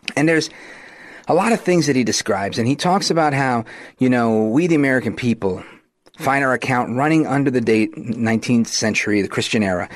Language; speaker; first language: English; native; English